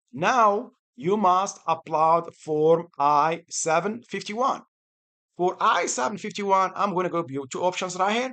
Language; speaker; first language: English; non-native, fluent; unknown